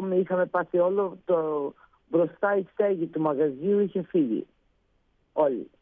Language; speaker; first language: Greek; early bilingual, heritage; Greek